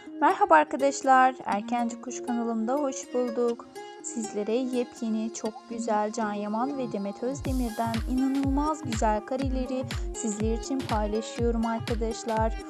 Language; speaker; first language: Turkish; native; Turkish